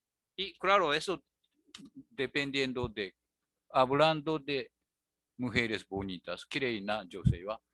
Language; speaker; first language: Spanish; non-native, learner; Japanese